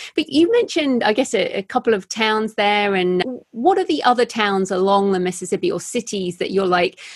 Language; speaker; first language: English; native; English